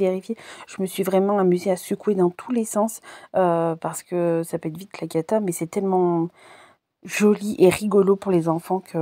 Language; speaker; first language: French; native; French